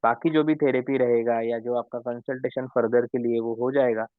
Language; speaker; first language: Hindi; non-native, local second language; Marathi